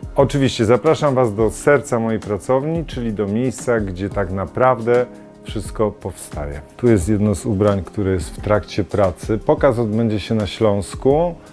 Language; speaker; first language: Polish; native; Polish